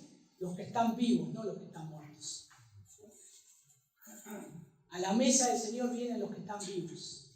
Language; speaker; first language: Spanish; native; Spanish